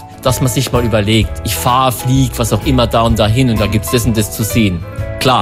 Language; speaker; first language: German; native; German